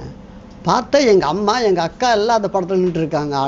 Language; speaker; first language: Tamil; native; Tamil